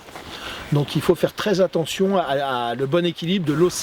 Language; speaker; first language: French; native; French